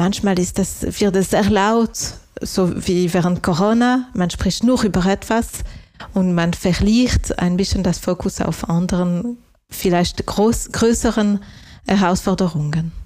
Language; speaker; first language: German; non-native, local second language; French